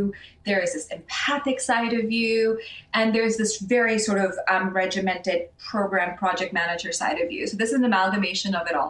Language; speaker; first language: English; non-native, local second language; Urdu